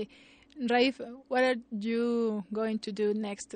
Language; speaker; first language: English; non-native, fluent; Spanish